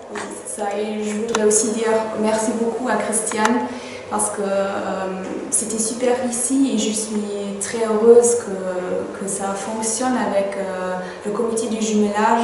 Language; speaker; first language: French; non-native, fluent; German